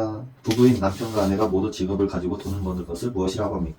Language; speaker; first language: Korean; native; Korean